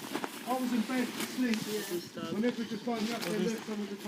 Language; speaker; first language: English; native; English